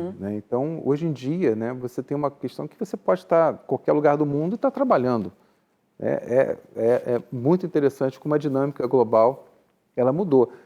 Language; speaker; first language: Portuguese; native; Portuguese